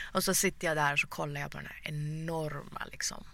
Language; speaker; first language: Swedish; early bilingual, other home language; Persian